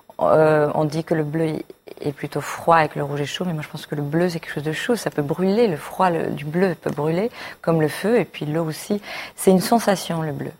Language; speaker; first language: French; early bilingual, other home language; Hebrew